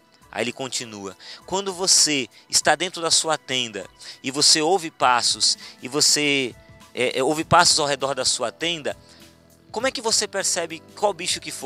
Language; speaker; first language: Portuguese; native; Portuguese